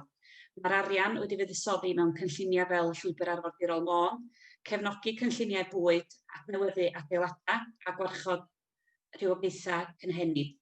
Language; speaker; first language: Welsh; native; Welsh